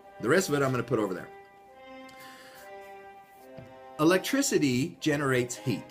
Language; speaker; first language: English; native; English